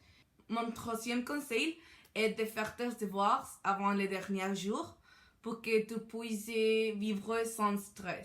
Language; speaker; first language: French; non-native, learner; Spanish